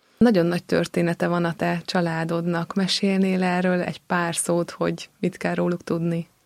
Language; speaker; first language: Hungarian; native; Hungarian